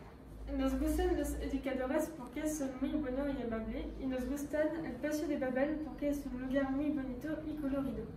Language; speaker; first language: Spanish; non-native, learner; French